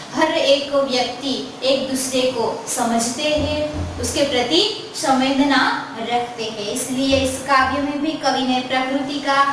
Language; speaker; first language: Hindi; non-native, local second language; Gujarati